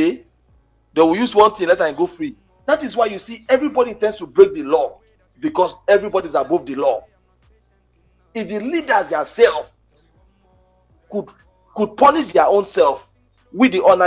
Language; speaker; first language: English; non-native, local second language; Yoruba